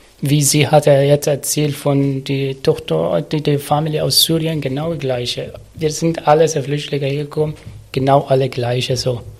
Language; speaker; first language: German; non-native, learner; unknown